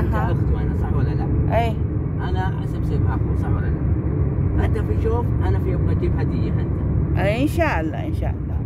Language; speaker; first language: Arabic; non-native, learner; Filipino